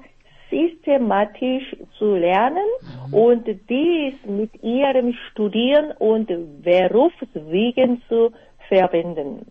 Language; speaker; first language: German; non-native, fluent; Korean